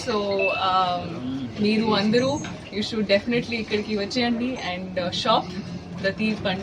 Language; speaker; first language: Telugu; non-native, learner; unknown